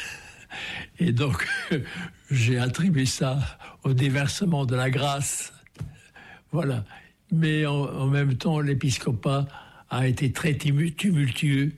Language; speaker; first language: French; native; French